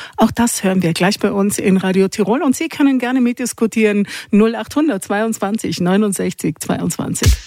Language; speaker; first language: German; native; German